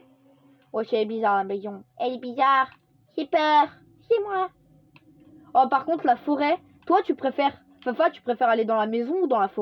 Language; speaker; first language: French; native; French